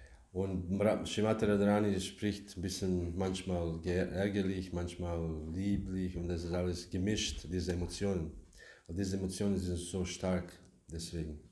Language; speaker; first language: German; non-native, learner; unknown